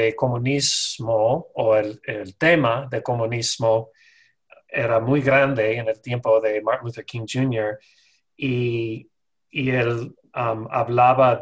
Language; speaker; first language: Spanish; non-native, fluent; English